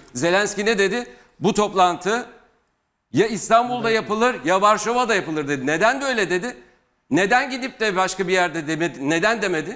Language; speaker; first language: Turkish; native; Turkish